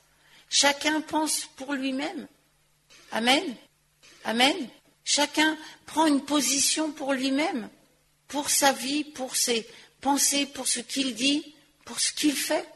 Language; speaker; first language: French; native; French